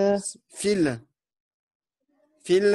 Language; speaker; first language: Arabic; non-native, fluent; French